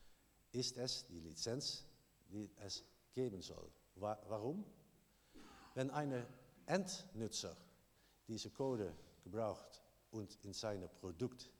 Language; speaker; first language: German; non-native, learner; Dutch